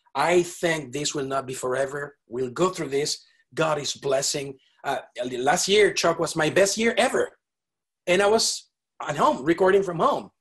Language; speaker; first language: English; non-native, fluent; Spanish